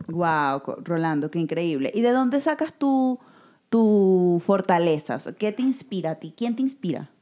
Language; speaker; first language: Spanish; native; Spanish